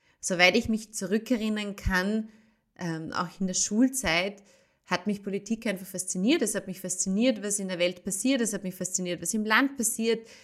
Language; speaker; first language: German; native; German